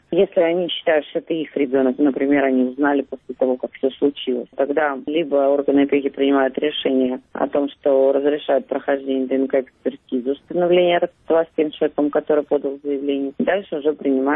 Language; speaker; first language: Russian; native; Russian